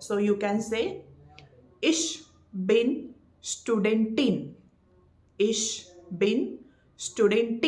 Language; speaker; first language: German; non-native, fluent; Marathi